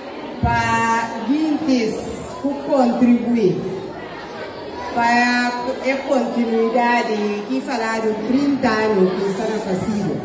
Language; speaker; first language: Portuguese; non-native, local second language; Upper Guinea Crioulo